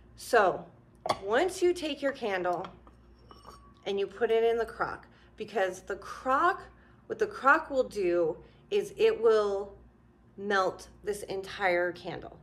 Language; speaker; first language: English; native; English